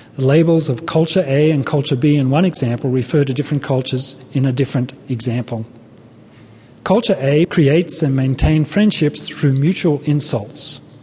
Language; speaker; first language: English; native; English